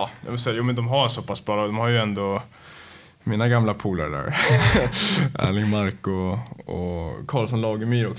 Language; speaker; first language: Swedish; native; Swedish